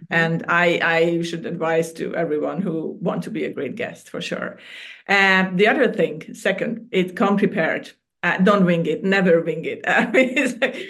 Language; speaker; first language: English; non-native, fluent; Hungarian